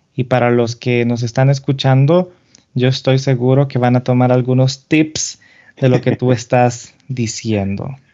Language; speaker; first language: Spanish; native; Spanish